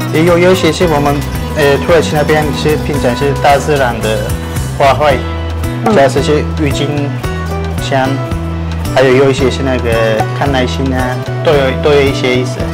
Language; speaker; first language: Chinese; non-native, fluent; Turkish